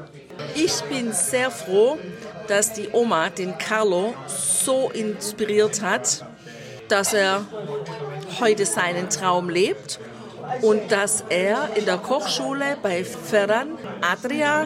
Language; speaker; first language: German; native; German